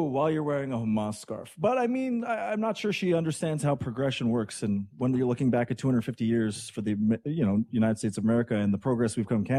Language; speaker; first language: English; native; English